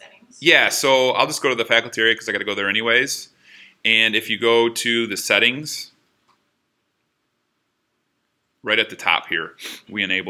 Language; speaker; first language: English; native; English